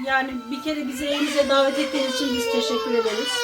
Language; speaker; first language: Turkish; native; Turkish